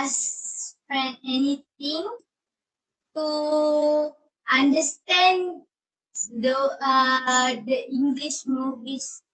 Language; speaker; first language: English; non-native, learner; Malay